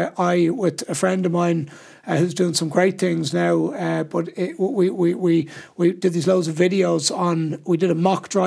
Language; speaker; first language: English; native; English